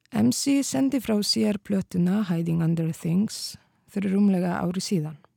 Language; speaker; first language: Icelandic; non-native, fluent; Polish